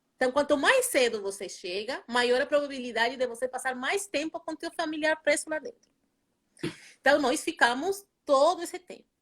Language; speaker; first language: Portuguese; non-native, fluent; Spanish